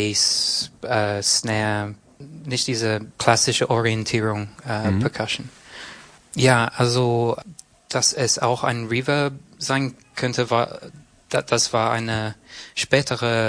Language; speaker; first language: German; non-native, fluent; English